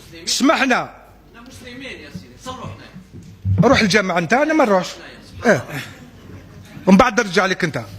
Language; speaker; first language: Arabic; non-native, local second language; Kabyle